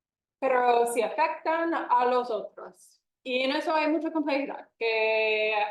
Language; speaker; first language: Spanish; non-native, fluent; English